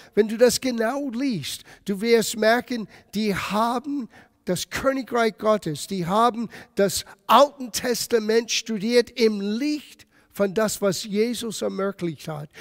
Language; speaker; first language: German; non-native, fluent; English